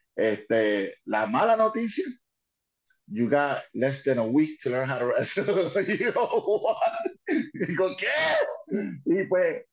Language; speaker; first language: Spanish; early bilingual, heritage; Spanish